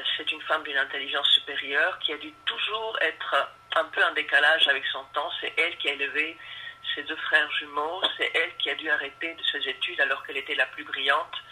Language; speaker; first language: French; non-native, fluent; Spanish